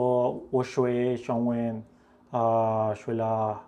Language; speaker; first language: Chinese; non-native, learner; Spanish